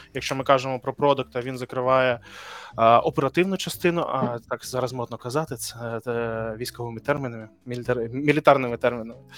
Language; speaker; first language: Ukrainian; native; Ukrainian